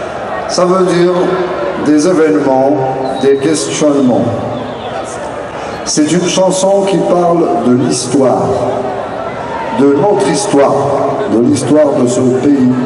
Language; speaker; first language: French; non-native, local second language; Kabyle